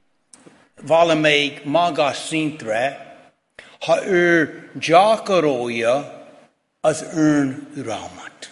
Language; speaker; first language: Hungarian; non-native, fluent; English